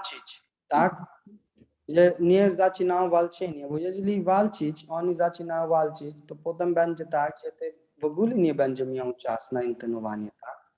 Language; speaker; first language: Polish; non-native, learner; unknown